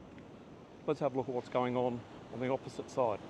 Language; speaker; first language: English; native; English